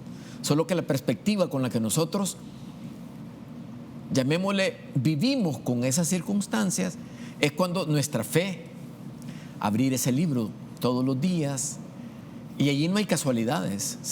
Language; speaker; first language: Spanish; native; Spanish